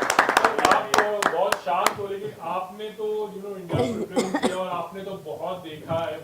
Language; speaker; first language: Hindi; native; Hindi